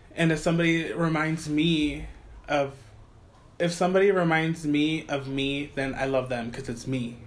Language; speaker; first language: English; early bilingual, other home language; Spanish